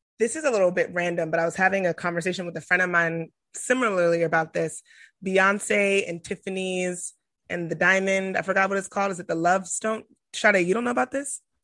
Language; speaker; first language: English; native; English